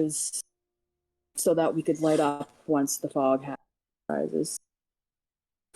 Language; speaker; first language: English; native; English